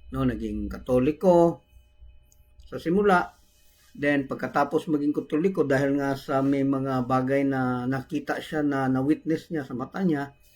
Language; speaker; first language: Filipino; non-native, local second language; Cebuano